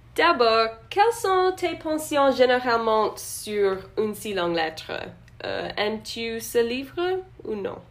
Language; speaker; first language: French; non-native, learner; English